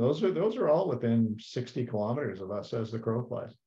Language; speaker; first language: English; native; English